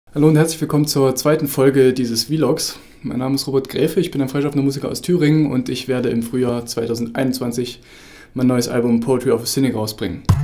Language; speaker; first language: German; native; German